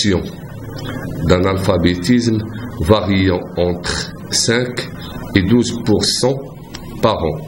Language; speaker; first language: French; non-native, local second language; Arabic